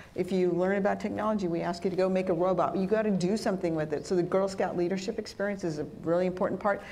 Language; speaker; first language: English; early bilingual, other home language; Spanish